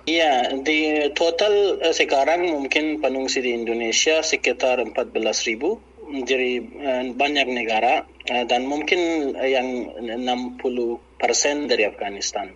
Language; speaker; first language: Indonesian; non-native, learner; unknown